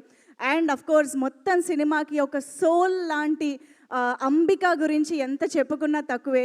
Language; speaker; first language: Telugu; native; Telugu